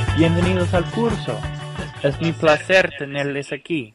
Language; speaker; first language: Spanish; non-native, fluent; English